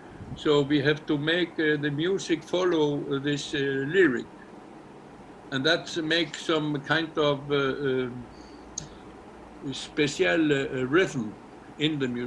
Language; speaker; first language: English; non-native, learner; Icelandic